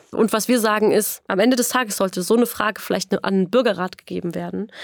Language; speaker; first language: German; native; German